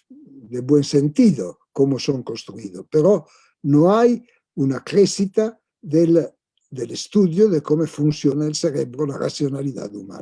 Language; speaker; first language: Spanish; non-native, fluent; Italian